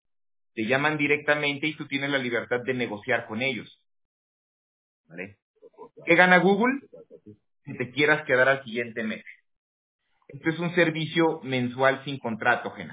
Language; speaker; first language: Spanish; native; Spanish